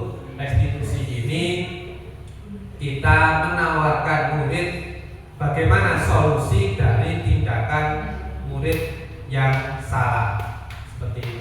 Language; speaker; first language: Indonesian; native; Indonesian